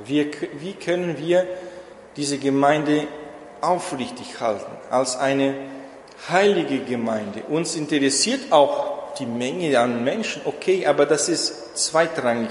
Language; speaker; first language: German; non-native, fluent; Portuguese